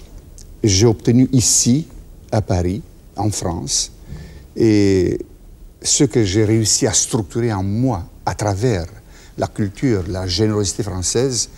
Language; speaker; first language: French; non-native, fluent; Romanian